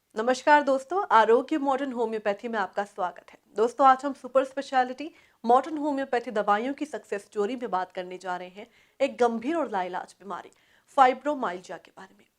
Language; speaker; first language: Hindi; native; Hindi